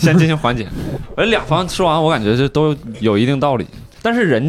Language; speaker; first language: Chinese; native; Chinese